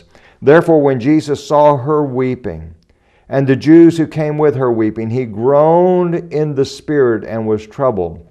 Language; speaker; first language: English; native; English